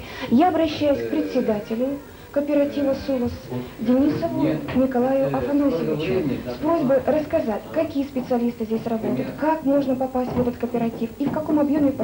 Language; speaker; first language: Russian; native; Russian